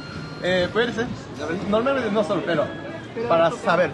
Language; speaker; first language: Spanish; non-native, learner; Japanese